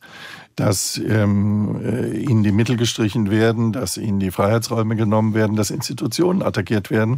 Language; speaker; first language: German; native; German